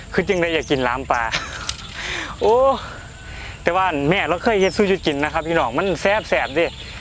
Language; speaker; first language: Thai; native; Thai